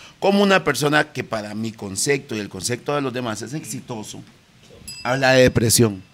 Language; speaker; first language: Spanish; native; Spanish